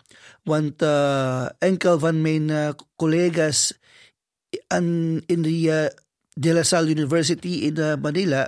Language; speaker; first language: Dutch; non-native, fluent; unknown